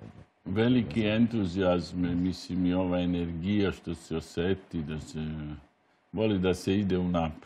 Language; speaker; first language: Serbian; non-native, learner; Italian